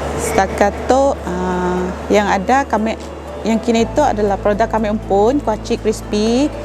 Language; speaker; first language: Malay; non-native, local second language; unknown